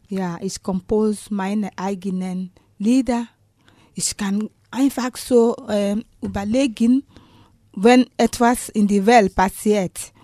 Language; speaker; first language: German; non-native, learner; Igbo